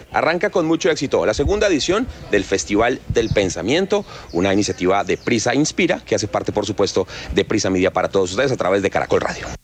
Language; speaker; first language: Spanish; native; Spanish